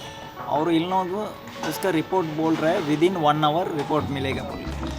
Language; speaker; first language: Hindi; non-native, local second language; Tulu